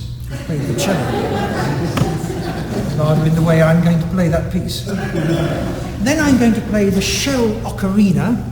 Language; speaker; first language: English; native; English